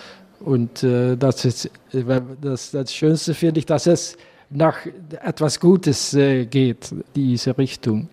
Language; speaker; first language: German; non-native, learner; Dutch